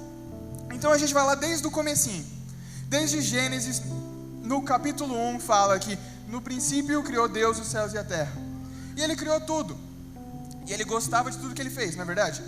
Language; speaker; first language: Portuguese; native; Portuguese